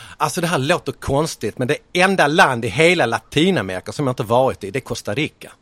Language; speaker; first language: Swedish; native; Swedish